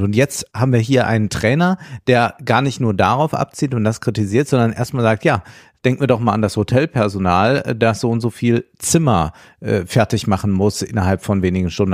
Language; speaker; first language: German; native; German